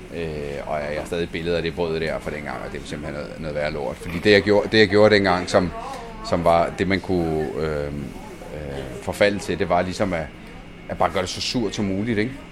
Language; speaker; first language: Danish; early bilingual, other home language; Italian